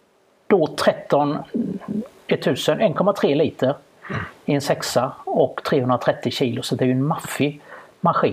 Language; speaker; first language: Swedish; native; Swedish